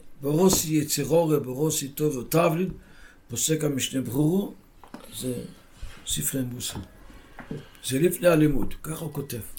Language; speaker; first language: Hebrew; non-native, local second language; Yiddish